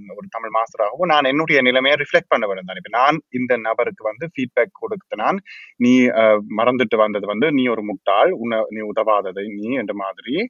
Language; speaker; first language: Tamil; early bilingual, heritage; Tamil